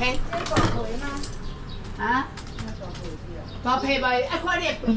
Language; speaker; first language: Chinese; non-native, local second language; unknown